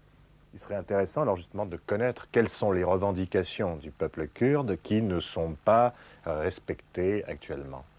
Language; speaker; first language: French; native; French